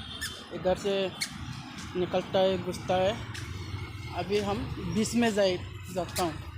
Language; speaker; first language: Hindi; non-native, local second language; Bodo